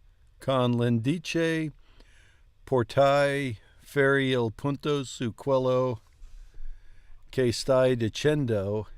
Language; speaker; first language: Italian; non-native, learner; English